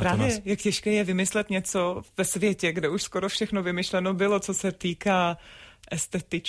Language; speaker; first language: Czech; native; Czech